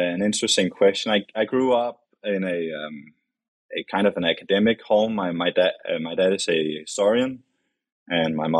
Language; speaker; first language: English; non-native, fluent; Danish